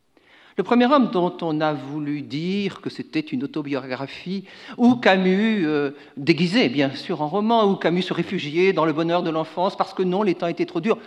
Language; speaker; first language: French; native; French